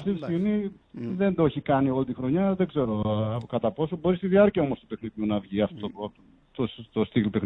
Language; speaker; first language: Greek; native; Greek